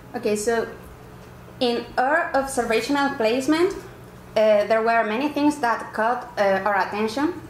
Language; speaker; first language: English; non-native, fluent; Spanish